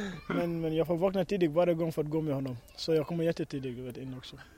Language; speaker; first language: Swedish; early bilingual, other home language; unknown